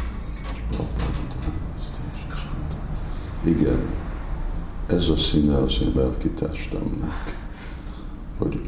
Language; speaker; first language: Hungarian; non-native, fluent; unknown